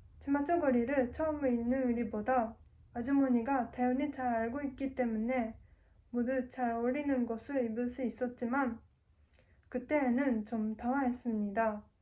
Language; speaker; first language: Korean; non-native, learner; Japanese